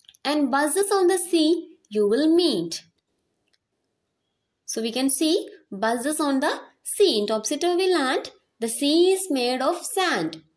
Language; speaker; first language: English; non-native, local second language; Malayalam